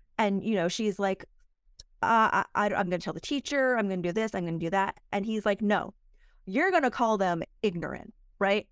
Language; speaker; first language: English; early bilingual, other home language; Korean